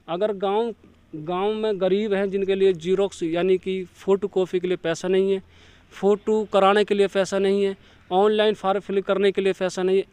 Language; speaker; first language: Hindi; native; Hindi